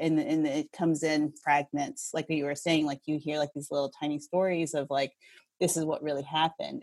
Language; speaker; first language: English; early bilingual, other home language; Filipino